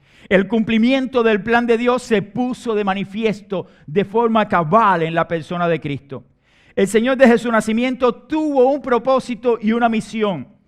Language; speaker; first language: Spanish; native; Spanish